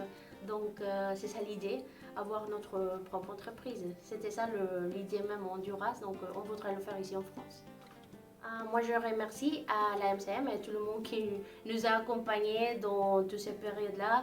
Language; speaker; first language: French; non-native, fluent; Spanish